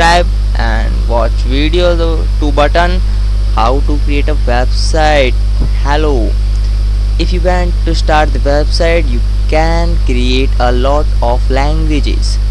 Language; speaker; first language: English; non-native, learner; Hindi